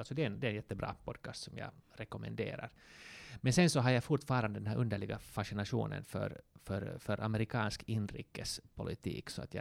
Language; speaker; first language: Swedish; non-native, local second language; Finnish